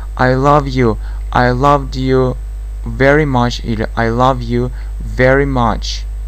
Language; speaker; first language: English; non-native, fluent; Russian